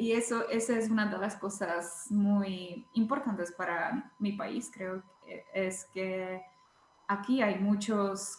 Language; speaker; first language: Spanish; non-native, fluent; Czech